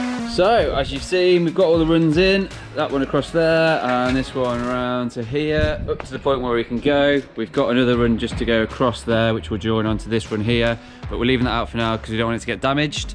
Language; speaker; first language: English; native; English